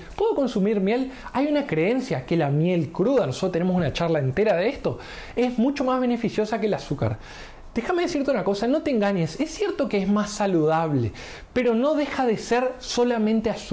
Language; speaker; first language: Spanish; native; Spanish